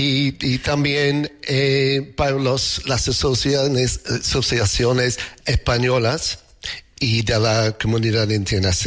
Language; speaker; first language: Spanish; non-native, fluent; English